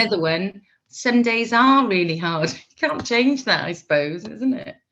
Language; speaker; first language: English; native; English